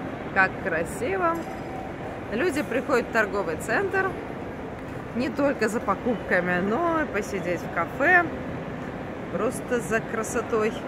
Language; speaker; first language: Russian; native; Russian